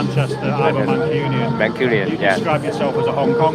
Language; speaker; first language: English; native; English